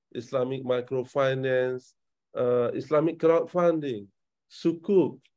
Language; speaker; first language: English; non-native, local second language; Malay